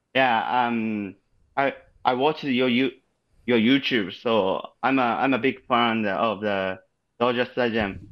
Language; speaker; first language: English; non-native, learner; Japanese